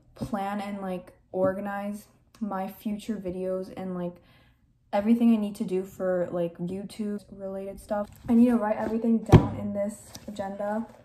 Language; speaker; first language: English; native; English